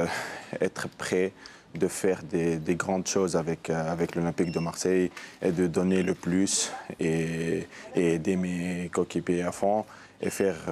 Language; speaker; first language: French; non-native, local second language; Arabic